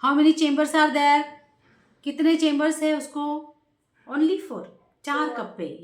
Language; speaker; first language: Hindi; non-native, local second language; Marathi